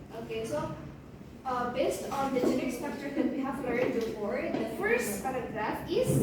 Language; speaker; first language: English; non-native, learner; Indonesian